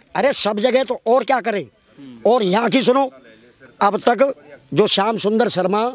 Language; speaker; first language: Hindi; native; Hindi